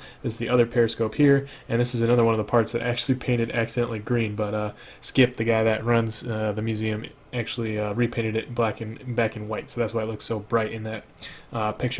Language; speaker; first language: English; native; English